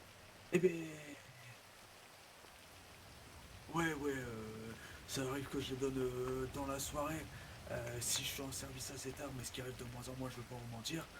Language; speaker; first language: French; native; French